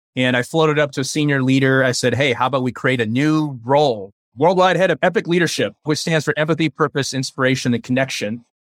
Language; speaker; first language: English; early bilingual, other home language; Chinese